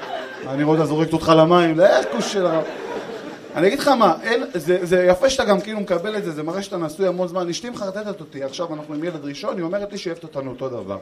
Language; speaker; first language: Hebrew; native; Hebrew